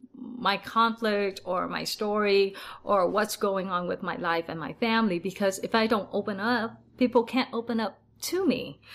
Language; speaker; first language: English; early bilingual, other home language; Vietnamese